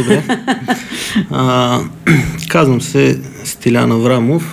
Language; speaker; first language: Bulgarian; native; Bulgarian